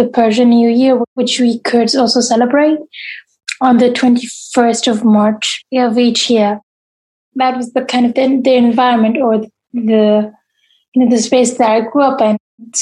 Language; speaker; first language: English; non-native, fluent; Arabic